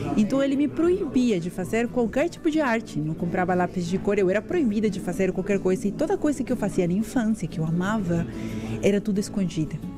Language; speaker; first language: Portuguese; non-native, fluent; Spanish